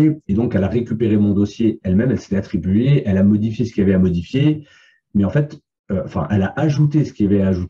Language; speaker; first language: French; native; French